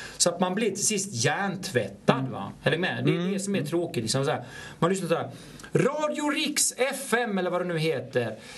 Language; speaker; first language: Swedish; native; Swedish